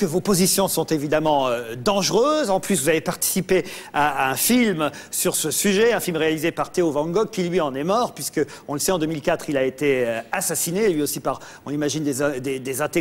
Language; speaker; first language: French; native; French